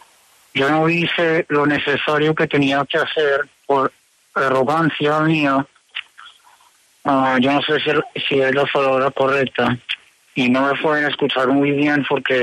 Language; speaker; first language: Spanish; early bilingual, heritage; Spanish